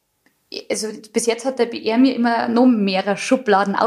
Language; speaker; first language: German; native; German